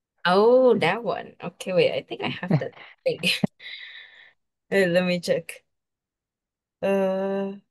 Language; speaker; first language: English; non-native, fluent; Indonesian